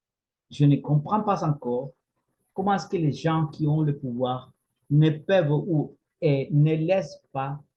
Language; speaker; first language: French; non-native, fluent; Spanish